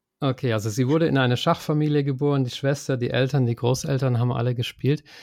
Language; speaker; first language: German; native; German